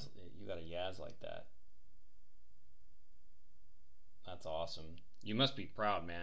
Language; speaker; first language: English; native; English